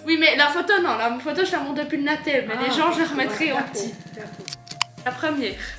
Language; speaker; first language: French; native; French